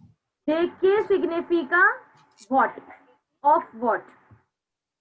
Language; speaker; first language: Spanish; non-native, learner; Hindi